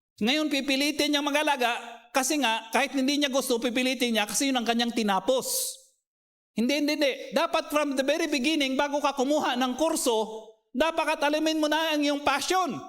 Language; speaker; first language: Filipino; non-native, local second language; Cebuano